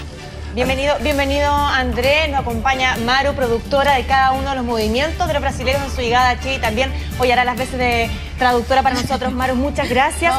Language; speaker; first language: Spanish; native; Spanish